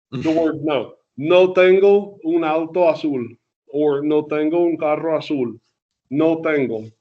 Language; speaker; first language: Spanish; non-native, fluent; English